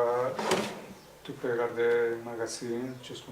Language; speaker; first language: French; non-native, fluent; Spanish